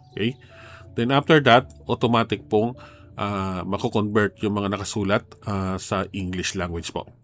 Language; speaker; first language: Filipino; native; Filipino